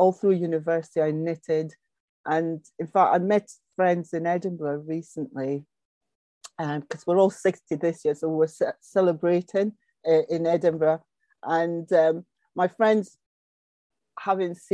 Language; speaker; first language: English; native; English